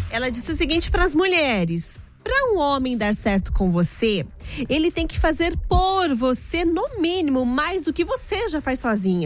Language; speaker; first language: Portuguese; native; Portuguese